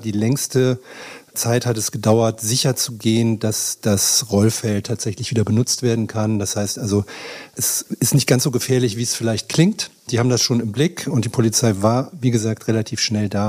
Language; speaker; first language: German; native; German